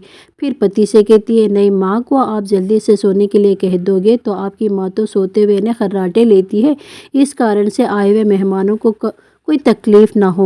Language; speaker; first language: Hindi; non-native, local second language; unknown